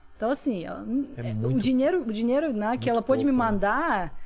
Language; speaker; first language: Portuguese; non-native, fluent; Russian